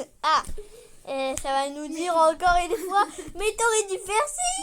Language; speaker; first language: French; native; French